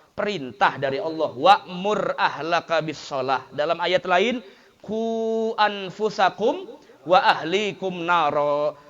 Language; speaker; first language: Indonesian; native; Indonesian